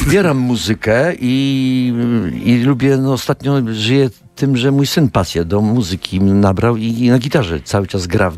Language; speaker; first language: Polish; native; Polish